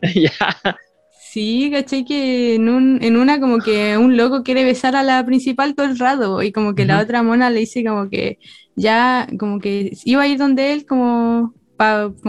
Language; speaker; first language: Spanish; native; Spanish